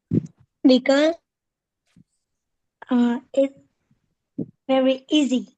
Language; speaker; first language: English; non-native, learner; Vietnamese